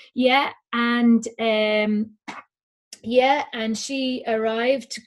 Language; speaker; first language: English; native; English